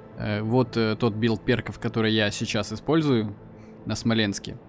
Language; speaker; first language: Russian; native; Russian